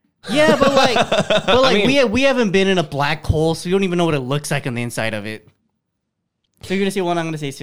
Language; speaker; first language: English; early bilingual, other home language; Korean